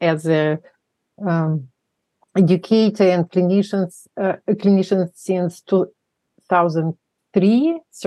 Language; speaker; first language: English; non-native, fluent; Russian